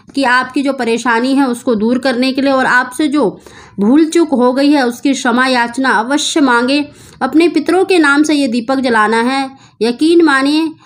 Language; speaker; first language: Hindi; native; Hindi